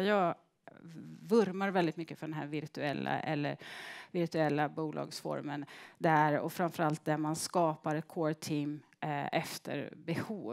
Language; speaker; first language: Swedish; native; Swedish